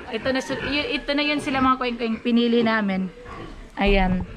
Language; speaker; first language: Filipino; non-native, local second language; Cebuano